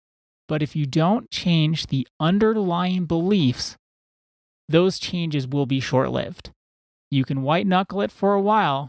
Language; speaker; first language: English; native; English